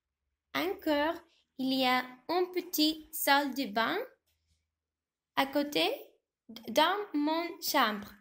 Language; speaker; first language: French; non-native, learner; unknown